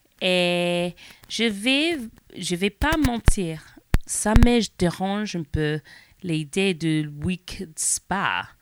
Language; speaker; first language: French; non-native, learner; English